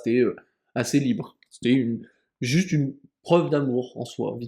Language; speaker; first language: French; native; French